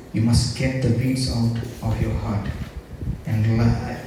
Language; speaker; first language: English; non-native, local second language; Telugu